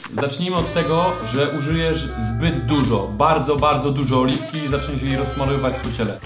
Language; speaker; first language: Polish; native; Polish